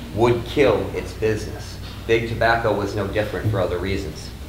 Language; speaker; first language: English; native; English